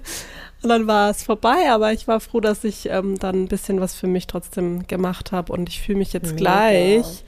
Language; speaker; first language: German; native; German